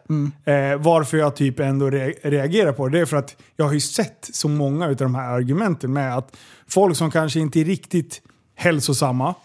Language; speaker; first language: Swedish; native; Swedish